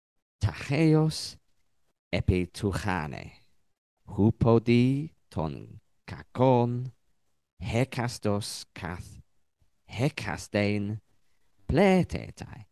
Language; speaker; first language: Greek; non-native, learner; English